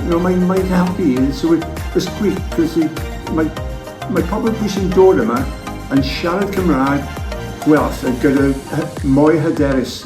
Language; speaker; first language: Welsh; non-native, local second language; English